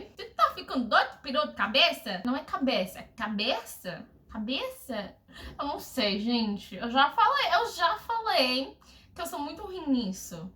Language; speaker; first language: Portuguese; non-native, fluent; English